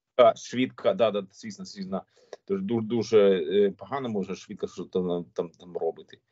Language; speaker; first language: Ukrainian; non-native, learner; Swedish